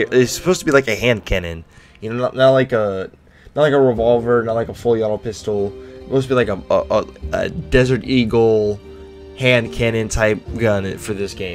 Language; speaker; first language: English; native; English